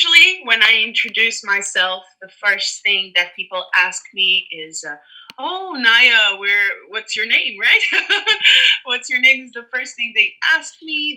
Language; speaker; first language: English; non-native, fluent; Kabuverdianu